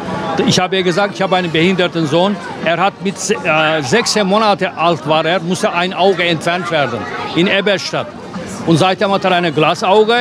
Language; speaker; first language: German; non-native, fluent; Turkish